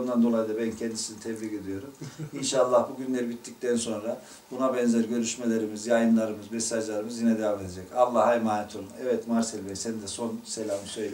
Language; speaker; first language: Turkish; native; Turkish